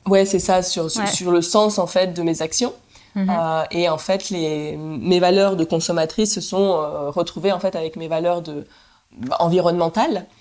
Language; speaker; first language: French; native; French